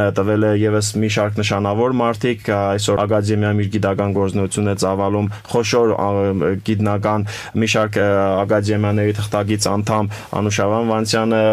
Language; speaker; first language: Armenian; native; Armenian